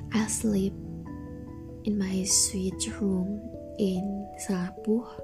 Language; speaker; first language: English; non-native, learner; Indonesian